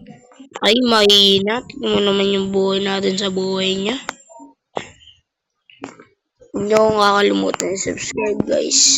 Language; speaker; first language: Filipino; native; Filipino